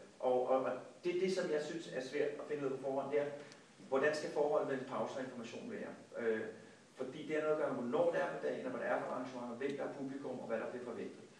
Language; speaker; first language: Danish; native; Danish